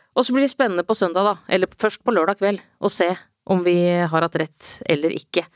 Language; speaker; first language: Norwegian; native; Norwegian